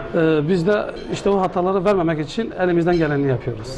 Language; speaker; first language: Turkish; native; Turkish